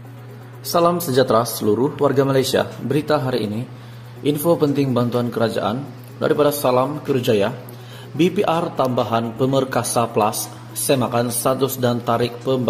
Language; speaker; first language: Malay; native; Malay